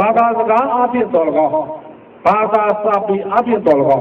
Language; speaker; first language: Burmese; non-native, local second language; Rohingya